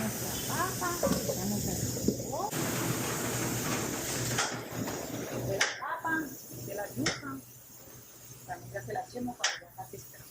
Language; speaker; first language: Spanish; native; Spanish